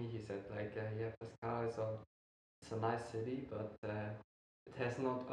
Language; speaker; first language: English; non-native, fluent; German